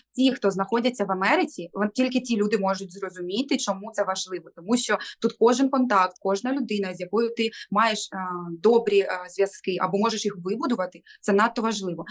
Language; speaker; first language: Ukrainian; non-native, local second language; Russian